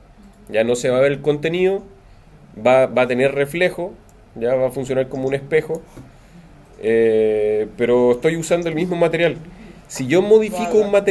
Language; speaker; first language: Spanish; native; Spanish